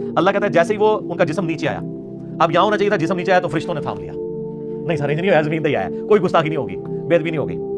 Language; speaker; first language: Urdu; non-native, local second language; Punjabi